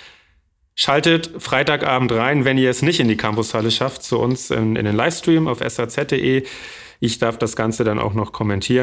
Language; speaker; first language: German; native; German